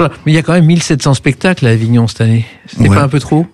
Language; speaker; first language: French; native; French